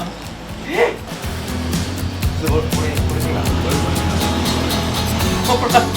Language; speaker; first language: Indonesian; non-native, learner; Japanese